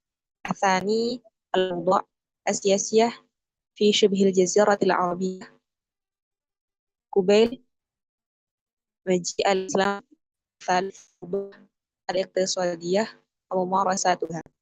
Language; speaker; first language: Arabic; non-native, learner; Indonesian